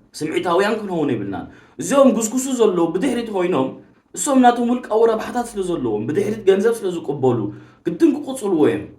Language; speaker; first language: Tigrinya; early bilingual, heritage; Tigrinya